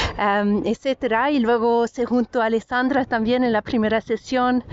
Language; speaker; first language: Spanish; non-native, fluent; French